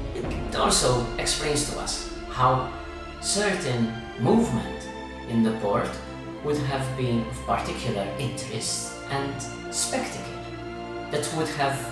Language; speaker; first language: English; non-native, local second language; Maltese